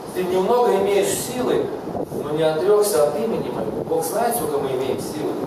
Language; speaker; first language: Russian; native; Russian